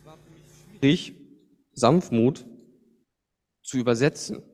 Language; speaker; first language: German; native; German